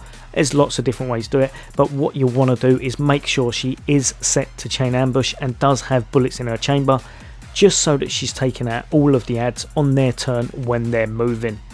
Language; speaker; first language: English; native; English